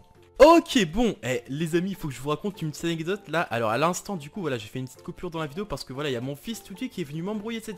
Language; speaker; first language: French; native; French